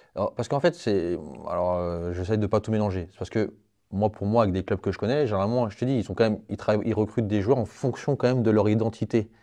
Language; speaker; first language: French; native; French